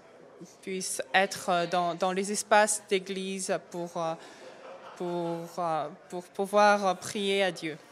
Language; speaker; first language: French; non-native, fluent; Korean